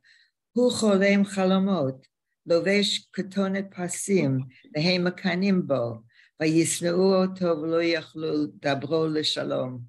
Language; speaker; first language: Hebrew; non-native, learner; English